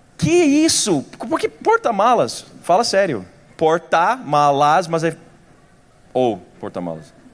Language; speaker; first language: Portuguese; non-native, fluent; English